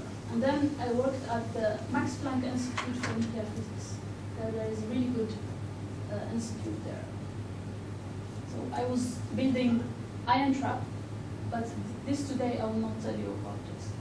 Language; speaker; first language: English; non-native, fluent; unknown